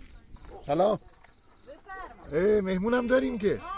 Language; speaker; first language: Persian; native; Persian